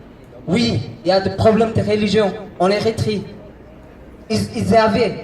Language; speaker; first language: French; non-native, learner; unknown